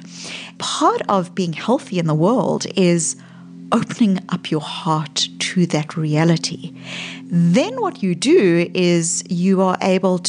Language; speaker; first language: English; native; English